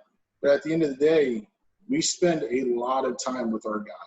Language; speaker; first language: English; native; English